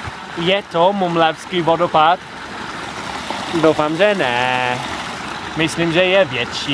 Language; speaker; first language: Czech; non-native, learner; English